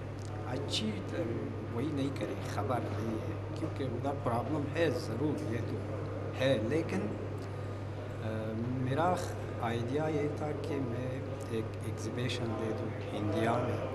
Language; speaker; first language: Hindi; non-native, fluent; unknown